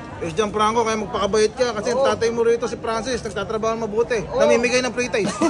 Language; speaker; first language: Filipino; native; Filipino